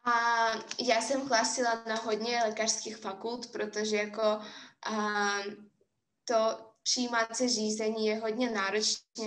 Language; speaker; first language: Czech; non-native, fluent; Russian